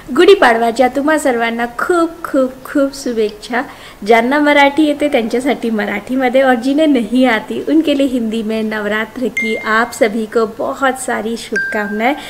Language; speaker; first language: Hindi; non-native, local second language; Marathi